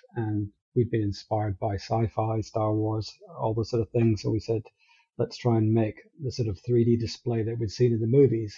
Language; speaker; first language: English; native; English